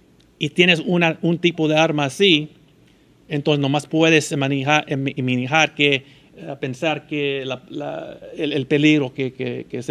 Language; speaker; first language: Spanish; early bilingual, heritage; Spanish